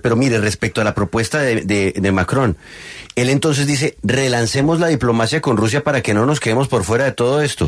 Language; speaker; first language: Spanish; native; Spanish